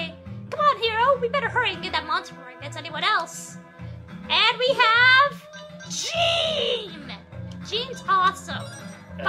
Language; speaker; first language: English; native; English